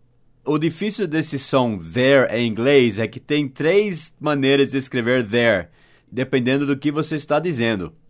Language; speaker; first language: Portuguese; non-native, fluent; English